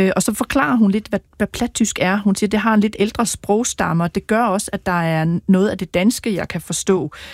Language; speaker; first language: Danish; native; Danish